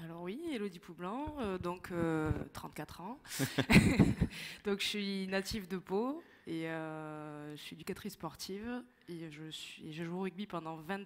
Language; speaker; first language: French; native; French